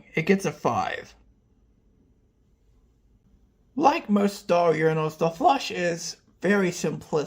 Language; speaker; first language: English; native; English